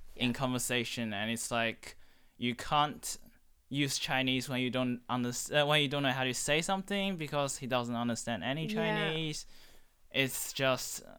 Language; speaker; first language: English; non-native, fluent; Chinese